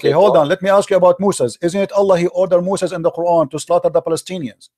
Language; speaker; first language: English; non-native, fluent; Arabic